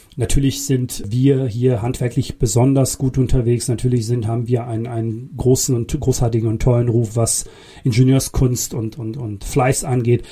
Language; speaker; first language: German; early bilingual, other home language; Bosnian